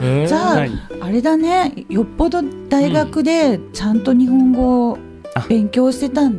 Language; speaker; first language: Japanese; native; Japanese